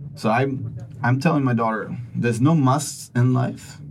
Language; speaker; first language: English; non-native, fluent; Swedish